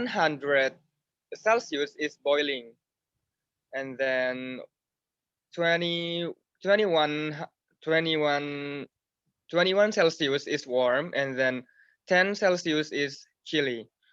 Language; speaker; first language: English; non-native, learner; Indonesian